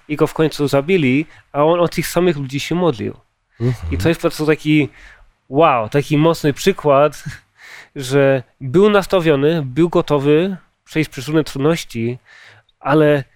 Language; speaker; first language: Polish; early bilingual, heritage; Polish